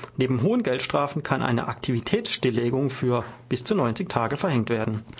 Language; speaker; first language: German; native; German